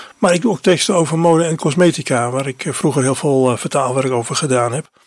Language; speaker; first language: Dutch; native; Dutch